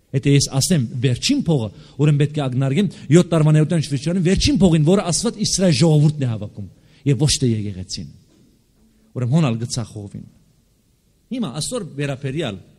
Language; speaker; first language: Armenian; native; Armenian